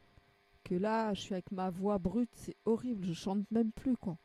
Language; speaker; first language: French; native; French